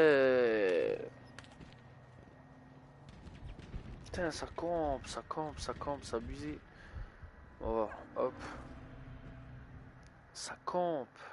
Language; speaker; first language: French; native; French